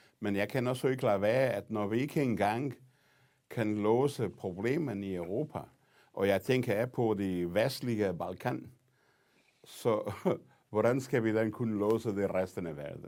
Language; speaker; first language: Danish; non-native, fluent; Portuguese